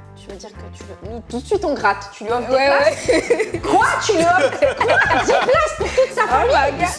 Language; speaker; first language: French; early bilingual, other home language; Arabic